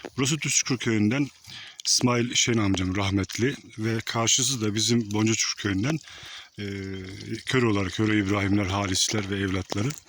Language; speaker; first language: Turkish; native; Turkish